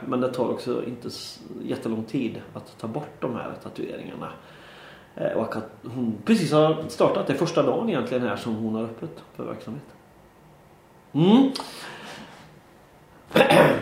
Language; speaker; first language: Swedish; native; Swedish